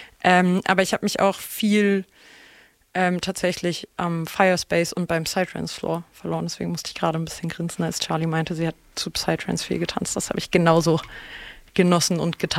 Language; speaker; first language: German; native; German